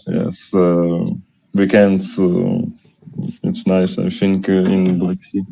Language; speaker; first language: English; non-native, learner; Russian